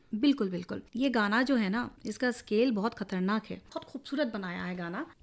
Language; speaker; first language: Hindi; non-native, local second language; Assamese